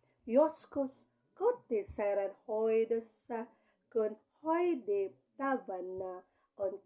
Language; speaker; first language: Finnish; non-native, learner; Cebuano